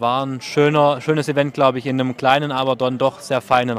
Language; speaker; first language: German; native; German